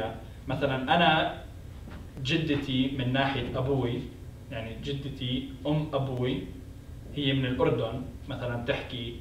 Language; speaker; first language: Arabic; native; Arabic